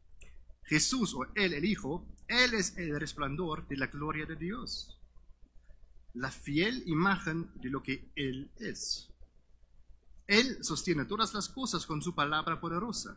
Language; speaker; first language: Spanish; non-native, fluent; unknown